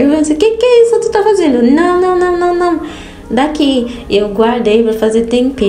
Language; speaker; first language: Portuguese; non-native, fluent; Haitian Creole